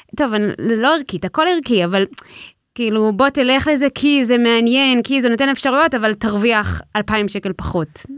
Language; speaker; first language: Hebrew; native; Hebrew